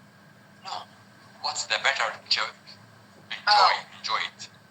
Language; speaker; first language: English; non-native, learner; Arabic